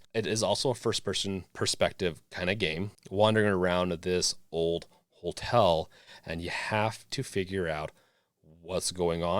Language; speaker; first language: English; native; English